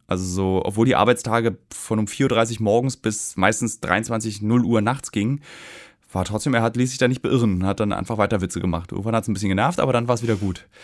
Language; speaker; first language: German; native; German